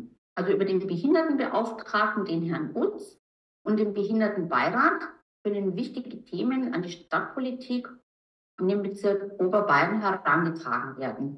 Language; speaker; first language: German; native; German